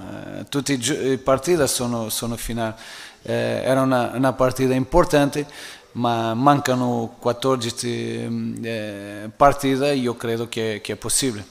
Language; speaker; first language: Italian; non-native, fluent; Portuguese